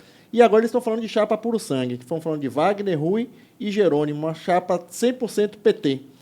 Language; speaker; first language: Portuguese; native; Portuguese